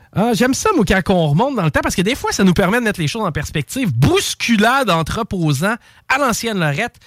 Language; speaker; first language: French; native; French